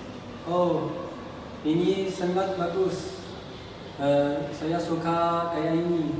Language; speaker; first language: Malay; non-native, learner; Chinese